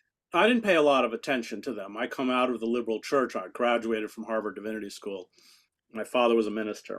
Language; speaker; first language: English; native; English